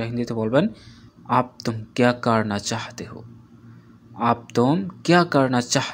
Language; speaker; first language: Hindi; non-native, learner; Bangla